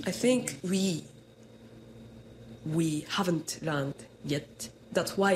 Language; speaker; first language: English; non-native, fluent; Japanese